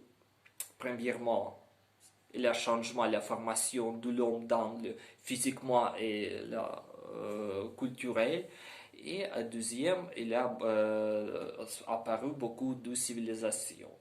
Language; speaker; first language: French; non-native, learner; Ukrainian